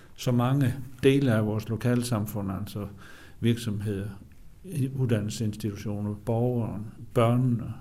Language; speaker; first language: Danish; native; Danish